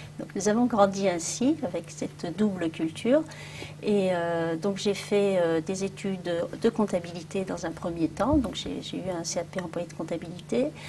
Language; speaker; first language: French; early bilingual, other home language; Arabic